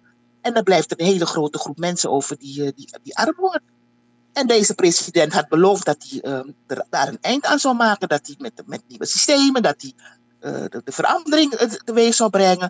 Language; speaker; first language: Dutch; native; Dutch